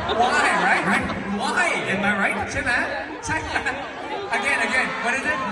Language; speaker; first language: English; non-native, fluent; Thai